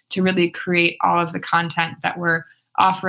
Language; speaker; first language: English; native; English